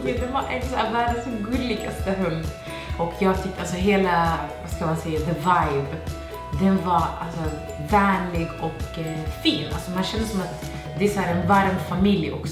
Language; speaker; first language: Swedish; non-native, fluent; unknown